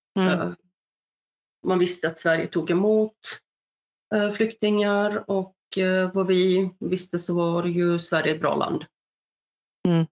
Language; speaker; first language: Swedish; early bilingual, other home language; Bosnian